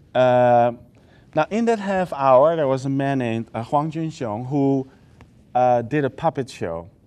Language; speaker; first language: English; non-native, fluent; Dutch